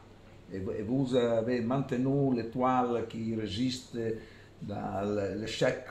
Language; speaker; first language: French; non-native, fluent; Italian